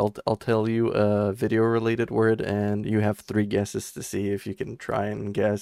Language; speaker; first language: English; non-native, fluent; Romanian